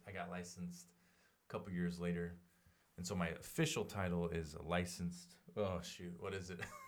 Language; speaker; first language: English; native; English